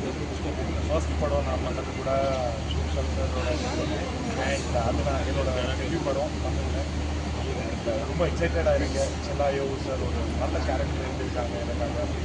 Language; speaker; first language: Tamil; non-native, local second language; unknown